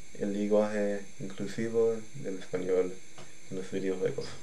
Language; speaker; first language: Spanish; non-native, learner; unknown